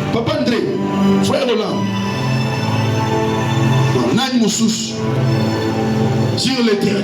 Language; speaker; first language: French; non-native, local second language; Lingala